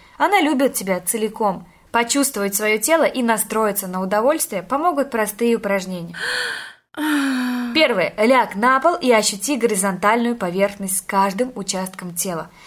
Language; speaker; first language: Russian; native; Russian